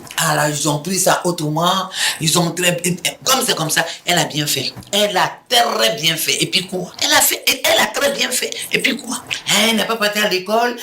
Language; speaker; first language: French; non-native, local second language; Mandingo